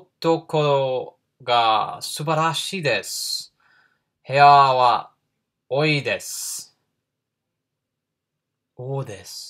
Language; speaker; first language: Japanese; non-native, learner; English